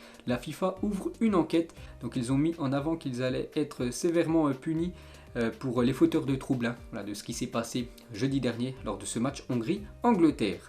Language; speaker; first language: French; native; French